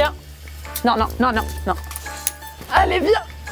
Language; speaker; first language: French; native; French